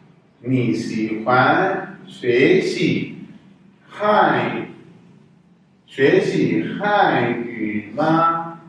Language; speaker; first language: Chinese; non-native, fluent; Urdu